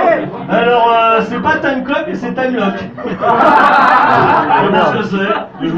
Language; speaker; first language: French; native; French